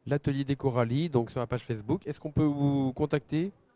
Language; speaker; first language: French; native; French